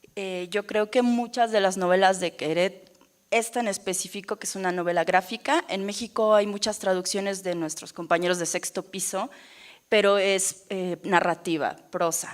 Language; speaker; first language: Spanish; native; Spanish